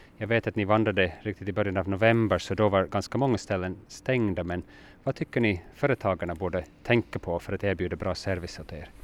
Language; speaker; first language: Swedish; native; Swedish